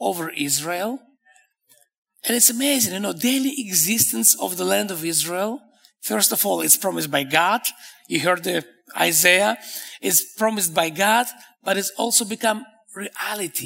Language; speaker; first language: English; non-native, fluent; Hebrew